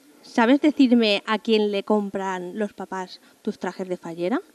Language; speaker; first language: Spanish; native; Spanish